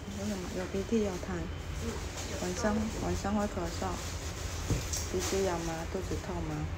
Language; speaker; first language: Chinese; native; Chinese